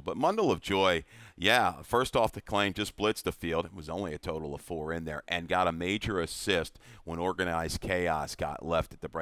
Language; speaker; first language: English; native; English